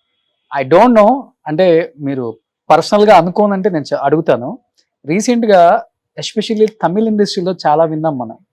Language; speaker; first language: Telugu; native; Telugu